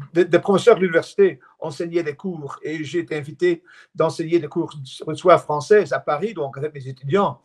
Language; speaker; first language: French; non-native, fluent; Dutch